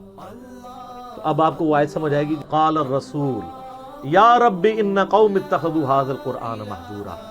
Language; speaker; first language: Urdu; native; Urdu